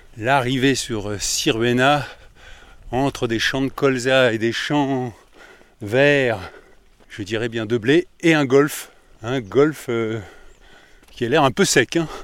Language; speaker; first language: French; native; French